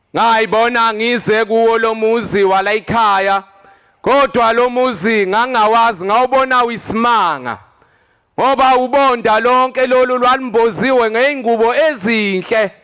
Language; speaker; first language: Zulu; native; Zulu